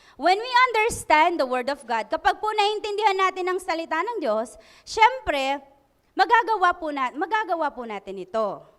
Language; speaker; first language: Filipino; non-native, local second language; Pampanga